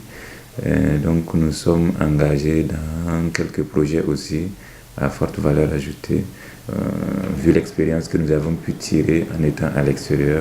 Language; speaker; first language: French; non-native, local second language; Mossi